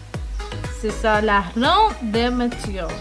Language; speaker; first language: French; non-native, learner; Spanish